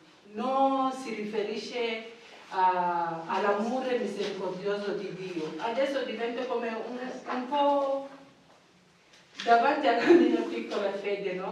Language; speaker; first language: Italian; non-native, learner; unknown